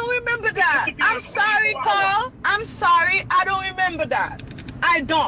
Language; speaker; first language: English; non-native, fluent; Haitian Creole